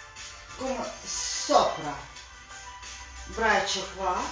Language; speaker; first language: Italian; non-native, learner; Russian